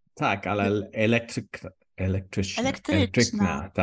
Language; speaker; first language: Polish; non-native, learner; English